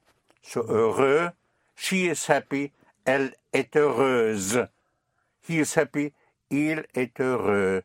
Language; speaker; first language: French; non-native, fluent; English